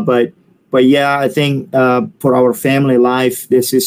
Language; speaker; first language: English; non-native, fluent; Indonesian